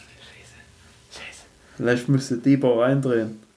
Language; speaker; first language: German; native; German